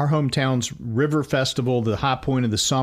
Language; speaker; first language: English; native; English